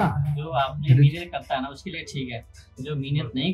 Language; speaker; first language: Hindi; non-native, learner; Nepali